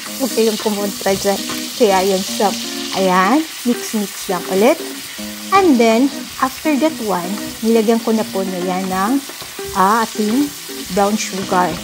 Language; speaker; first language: Filipino; non-native, local second language; Cebuano